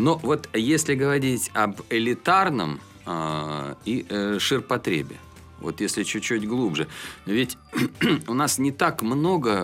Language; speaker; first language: Russian; native; Russian